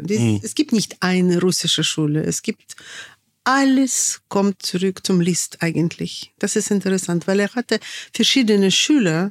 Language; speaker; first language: German; non-native, fluent; Russian